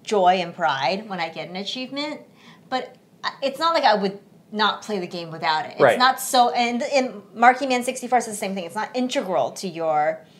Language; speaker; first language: English; early bilingual, other home language; Chinese